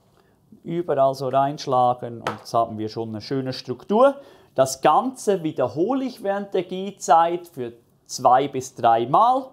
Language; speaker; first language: German; native; German